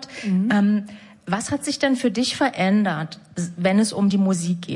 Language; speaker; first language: German; native; German